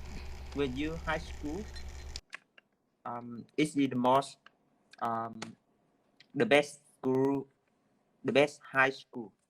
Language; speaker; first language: English; non-native, learner; Vietnamese